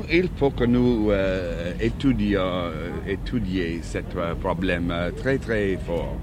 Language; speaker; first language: French; non-native, learner; English